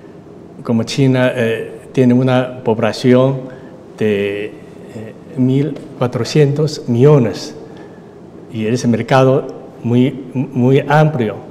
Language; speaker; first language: Spanish; non-native, fluent; Chinese